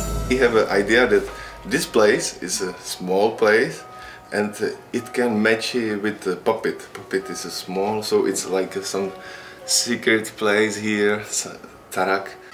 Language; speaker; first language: English; non-native, learner; Czech